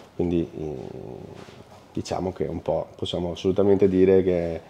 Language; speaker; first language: Italian; native; Italian